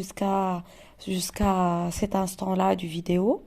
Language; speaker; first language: French; non-native, local second language; Arabic